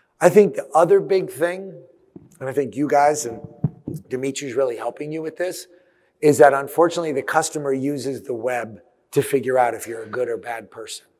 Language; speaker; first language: English; early bilingual, other home language; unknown